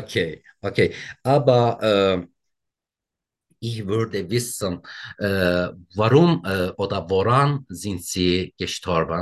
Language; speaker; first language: German; non-native, learner; Turkish